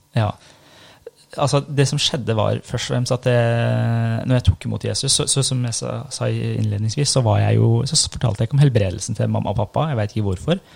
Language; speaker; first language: Norwegian; early bilingual, other home language; Persian